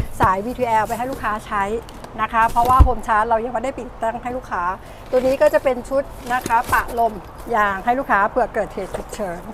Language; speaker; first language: Thai; native; Thai